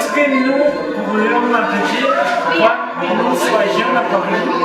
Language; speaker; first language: French; non-native, learner; Spanish